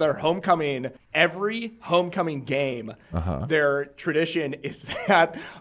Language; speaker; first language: English; native; English